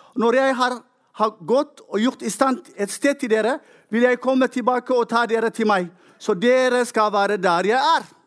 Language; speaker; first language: Norwegian; non-native, fluent; Tigrinya